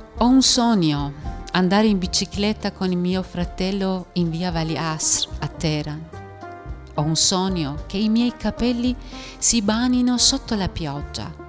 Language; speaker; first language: Italian; non-native, fluent; Persian